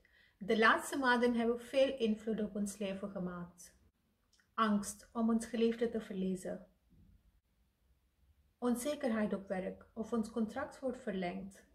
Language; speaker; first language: Dutch; non-native, fluent; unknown